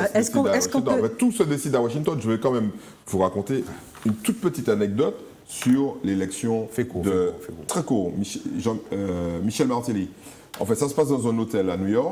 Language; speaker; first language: French; native; French